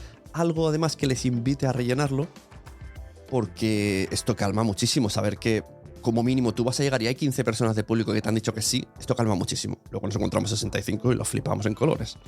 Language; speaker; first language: Spanish; native; Spanish